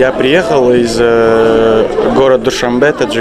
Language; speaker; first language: Russian; non-native, local second language; Tajik